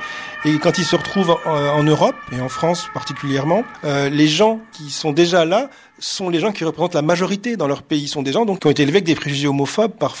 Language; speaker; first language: French; native; French